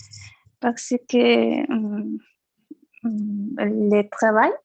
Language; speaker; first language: French; non-native, learner; Spanish